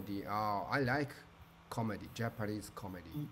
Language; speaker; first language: English; non-native, learner; Japanese